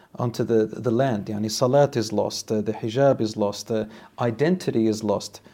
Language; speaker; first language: English; native; English